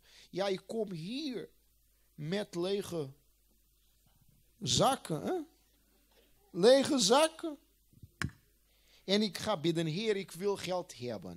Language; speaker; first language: Dutch; non-native, fluent; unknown